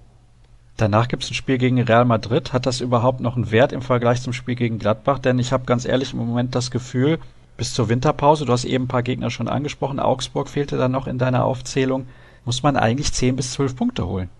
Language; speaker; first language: German; native; German